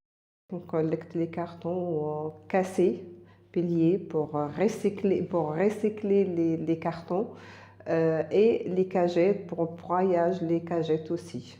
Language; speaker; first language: French; non-native, learner; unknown